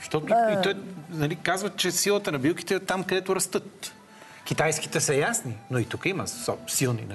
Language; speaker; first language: Bulgarian; native; Bulgarian